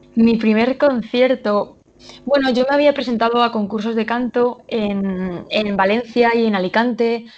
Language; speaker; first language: Spanish; native; Spanish